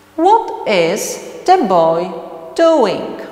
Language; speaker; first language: English; non-native, fluent; Polish